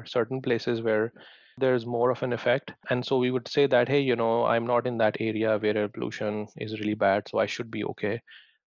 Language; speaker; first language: English; non-native, local second language; Punjabi